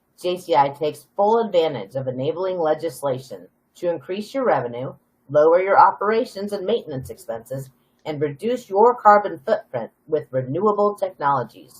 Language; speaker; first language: English; native; English